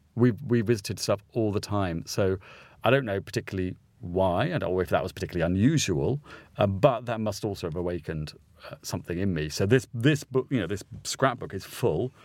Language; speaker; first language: English; native; English